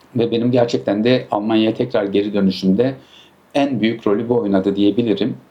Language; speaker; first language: Turkish; early bilingual, heritage; Turkish